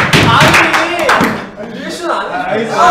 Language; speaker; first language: Korean; native; Korean